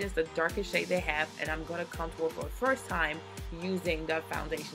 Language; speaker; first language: English; native; English